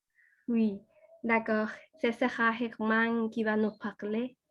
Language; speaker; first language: French; non-native, learner; Spanish